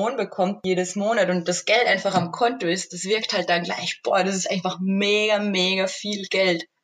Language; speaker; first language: German; native; German